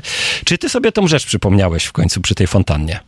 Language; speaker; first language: Polish; native; Polish